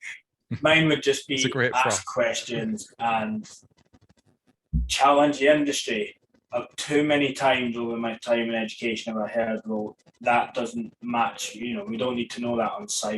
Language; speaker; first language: English; native; English